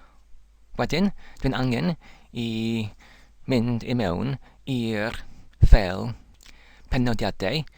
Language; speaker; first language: Welsh; non-native, learner; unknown